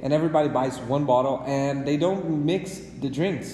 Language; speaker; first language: English; non-native, fluent; Portuguese